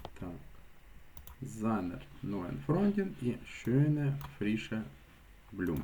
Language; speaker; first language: German; non-native, fluent; Ukrainian